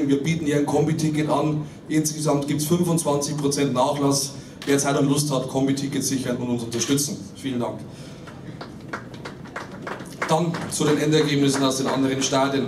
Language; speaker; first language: German; native; German